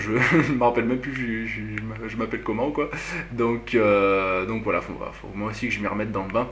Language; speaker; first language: French; native; French